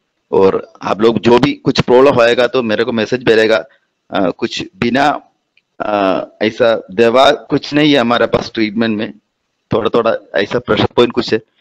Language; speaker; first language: Hindi; non-native, local second language; Malayalam